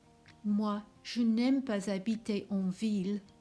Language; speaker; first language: French; non-native, fluent; English